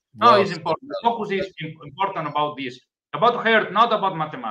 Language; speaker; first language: English; non-native, learner; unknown